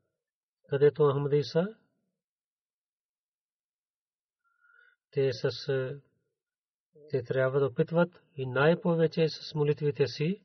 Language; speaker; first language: Bulgarian; non-native, learner; Urdu